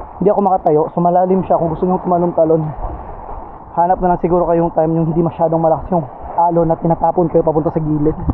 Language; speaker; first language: Filipino; non-native, local second language; Cebuano